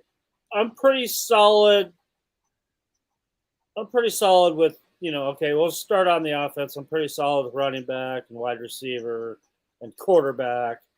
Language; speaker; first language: English; native; English